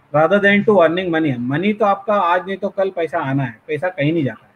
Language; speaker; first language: Hindi; native; Hindi